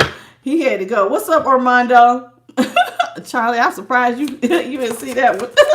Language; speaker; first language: English; native; English